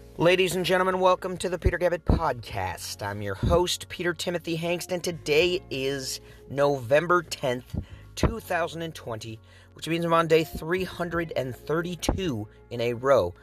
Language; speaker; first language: English; native; English